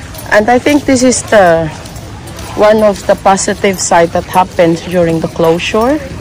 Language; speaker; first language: English; non-native, local second language; Aklanon